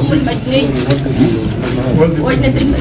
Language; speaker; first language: Arabic; native; Arabic